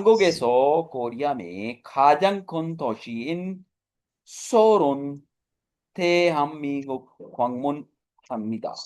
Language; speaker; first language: Korean; non-native, learner; Urdu